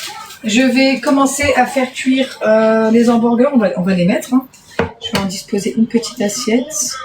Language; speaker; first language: French; native; French